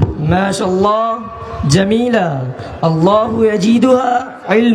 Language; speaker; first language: Arabic; non-native, learner; Bangla